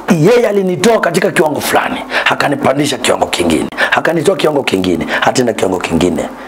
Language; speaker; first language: Swahili; non-native, local second language; Luyia